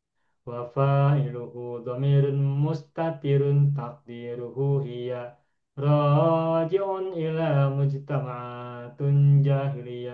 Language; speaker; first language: Arabic; non-native, fluent; Indonesian